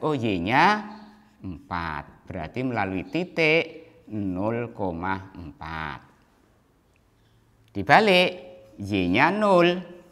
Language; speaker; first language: Indonesian; native; Indonesian